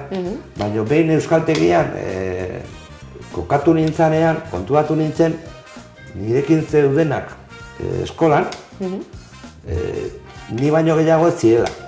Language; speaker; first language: Basque; non-native, local second language; Spanish